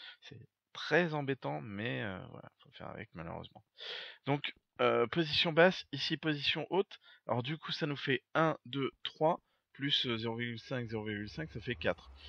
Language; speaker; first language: French; native; French